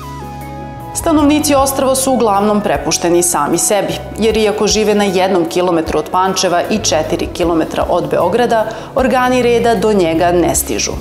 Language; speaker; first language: Serbian; native; Serbian